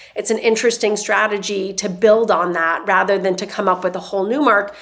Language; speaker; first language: English; non-native, fluent; Persian